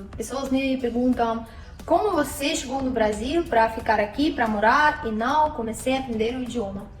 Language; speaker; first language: Portuguese; non-native, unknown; Russian